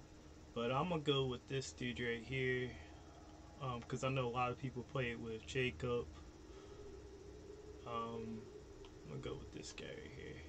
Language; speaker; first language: English; native; English